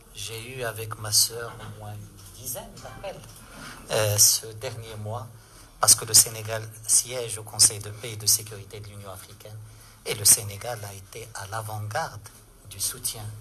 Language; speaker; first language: French; non-native, local second language; Arabic